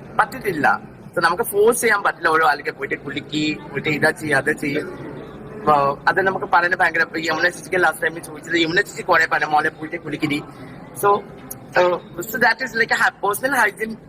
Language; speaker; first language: Malayalam; non-native, local second language; Assamese